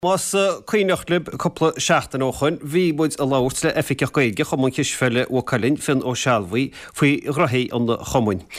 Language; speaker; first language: Irish; native; Irish